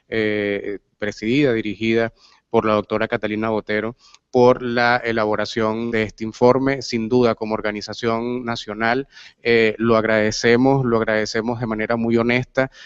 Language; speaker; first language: Spanish; native; Spanish